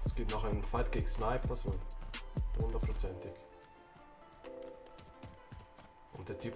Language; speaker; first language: German; native; German